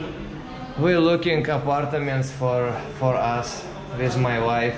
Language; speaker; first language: English; non-native, learner; Russian